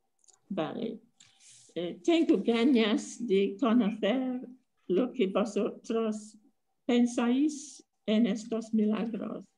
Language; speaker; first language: Spanish; non-native, fluent; English